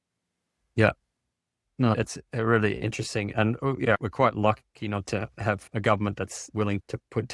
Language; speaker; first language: English; native; English